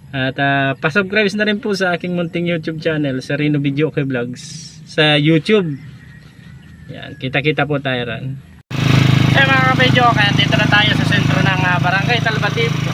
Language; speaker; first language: Filipino; native; Filipino